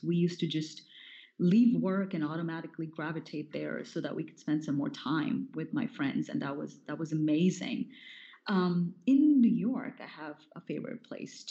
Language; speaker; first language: English; non-native, local second language; Hindi